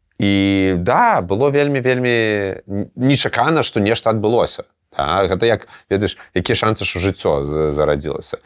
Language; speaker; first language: Belarusian; non-native, local second language; Russian